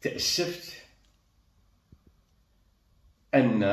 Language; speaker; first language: Arabic; native; Arabic